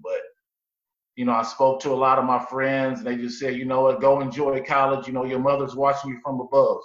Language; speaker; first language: English; native; English